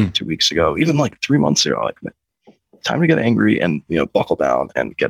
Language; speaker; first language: English; native; English